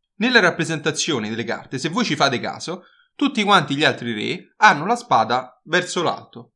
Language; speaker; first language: Italian; native; Italian